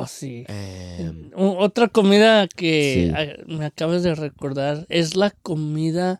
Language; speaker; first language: Spanish; early bilingual, heritage; Spanish